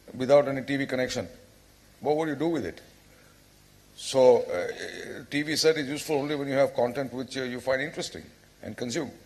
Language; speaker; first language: English; non-native, local second language; Bangla